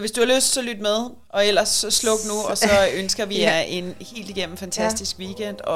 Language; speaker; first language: Danish; native; Danish